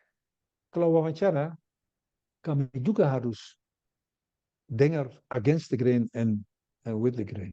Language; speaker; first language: Indonesian; non-native, learner; Dutch